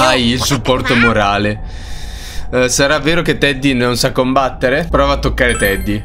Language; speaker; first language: Italian; native; Italian